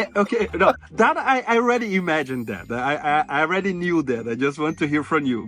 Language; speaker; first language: English; non-native, fluent; Portuguese